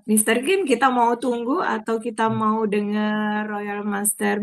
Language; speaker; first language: Indonesian; native; Indonesian